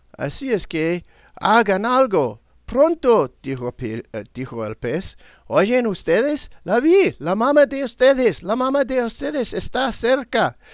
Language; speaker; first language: Spanish; non-native, learner; English